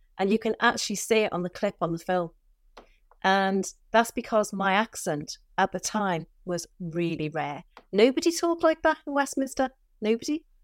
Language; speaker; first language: English; native; English